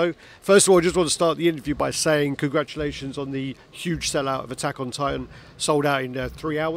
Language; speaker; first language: English; native; English